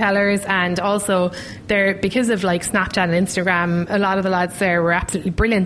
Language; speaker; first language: English; native; English